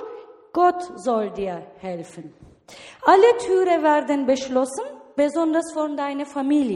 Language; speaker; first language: German; non-native, learner; Turkish